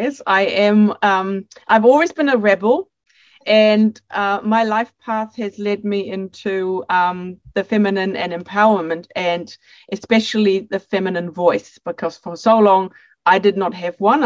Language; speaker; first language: English; non-native, fluent; German